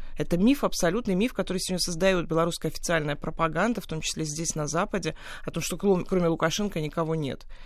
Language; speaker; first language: Russian; native; Russian